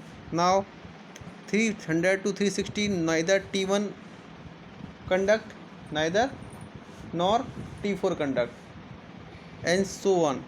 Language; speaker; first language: English; non-native, local second language; Hindi